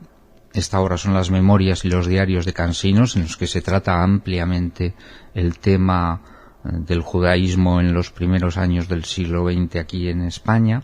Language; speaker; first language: Spanish; native; Spanish